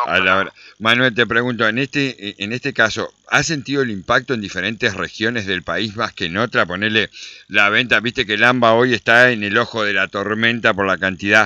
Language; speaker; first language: Spanish; native; Spanish